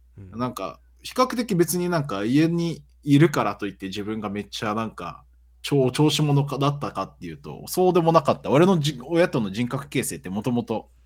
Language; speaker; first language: Japanese; early bilingual, other home language; Portuguese